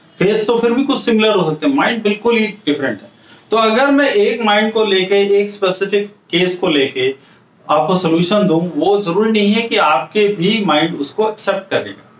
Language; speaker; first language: Hindi; native; Hindi